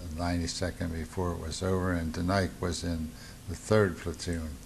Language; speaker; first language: English; native; English